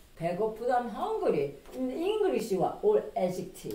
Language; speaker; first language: English; non-native, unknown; Korean